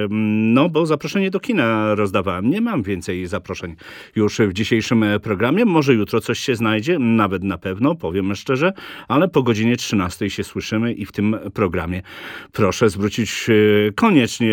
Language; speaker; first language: Polish; native; Polish